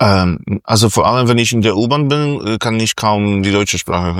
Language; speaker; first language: German; non-native, fluent; Polish